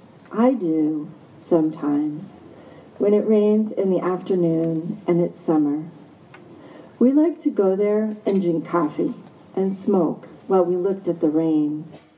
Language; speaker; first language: English; native; English